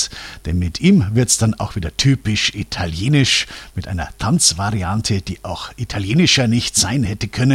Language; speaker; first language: German; native; German